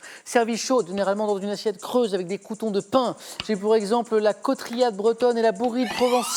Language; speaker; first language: French; native; French